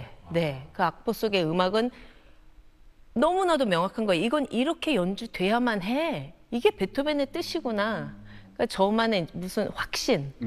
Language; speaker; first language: Korean; native; Korean